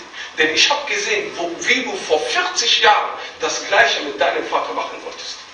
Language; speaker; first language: German; non-native, fluent; Arabic